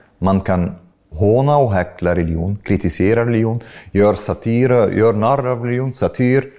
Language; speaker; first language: Swedish; non-native, fluent; Arabic